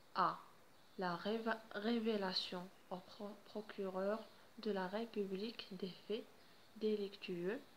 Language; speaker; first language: French; non-native, local second language; Arabic